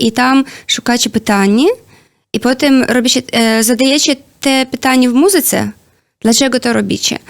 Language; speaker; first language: Polish; non-native, learner; Belarusian